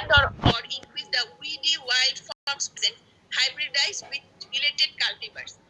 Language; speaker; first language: English; non-native, local second language; Bangla